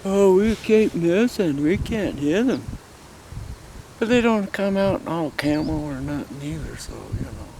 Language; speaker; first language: English; native; English